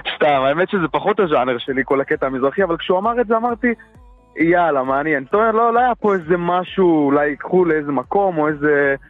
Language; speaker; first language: Hebrew; native; Hebrew